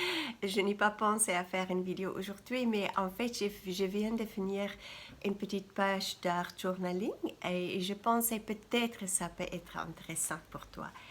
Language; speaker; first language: French; non-native, fluent; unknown